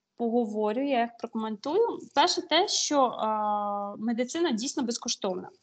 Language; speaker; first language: Ukrainian; native; Ukrainian